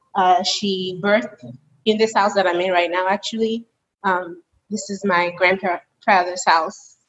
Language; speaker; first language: English; early bilingual, other home language; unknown